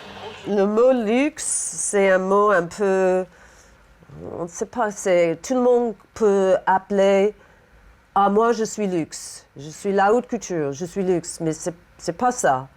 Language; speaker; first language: French; non-native, fluent; English